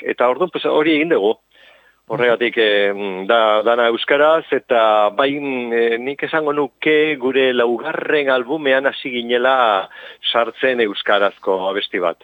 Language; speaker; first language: Basque; non-native, local second language; Spanish